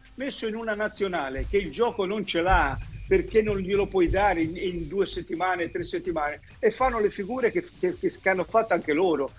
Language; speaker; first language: Italian; native; Italian